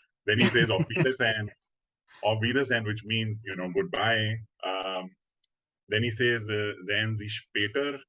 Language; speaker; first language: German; non-native, learner; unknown